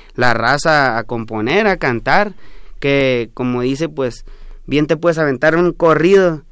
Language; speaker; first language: Spanish; non-native, local second language; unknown